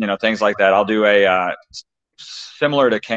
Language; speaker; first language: English; native; English